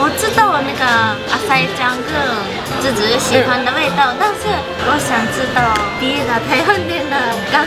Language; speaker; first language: Chinese; non-native, fluent; Japanese